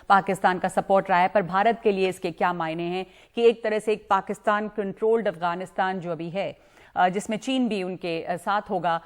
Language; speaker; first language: Hindi; native; Hindi